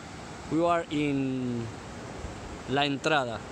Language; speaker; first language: English; non-native, learner; Spanish